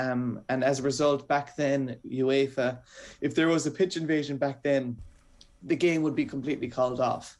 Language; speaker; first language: English; native; English